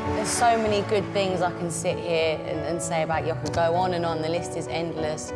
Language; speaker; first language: English; native; English